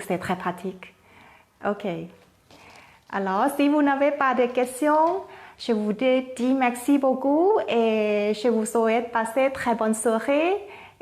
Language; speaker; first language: French; non-native, fluent; Thai